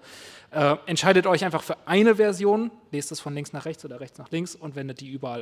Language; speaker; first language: German; native; German